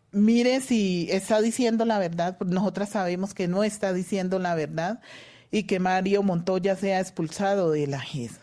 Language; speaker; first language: Spanish; native; Spanish